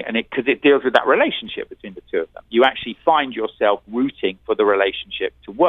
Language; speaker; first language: English; native; English